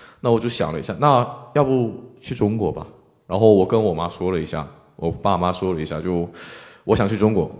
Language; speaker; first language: Chinese; non-native, fluent; Korean